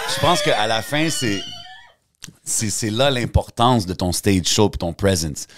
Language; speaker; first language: French; early bilingual, heritage; French